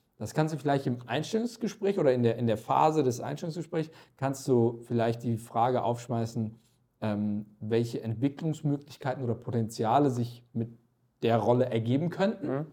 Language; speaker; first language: German; early bilingual, other home language; Turkish